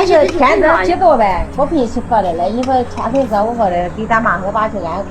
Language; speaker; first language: Chinese; native; Chinese